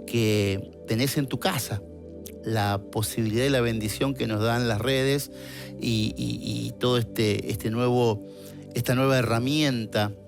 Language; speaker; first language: Spanish; native; Spanish